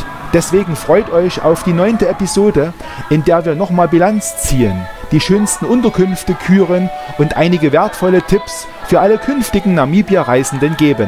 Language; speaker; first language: German; native; German